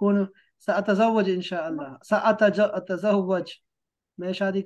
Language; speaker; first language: Arabic; non-native, fluent; Urdu